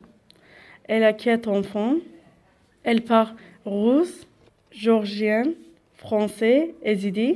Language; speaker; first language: French; non-native, learner; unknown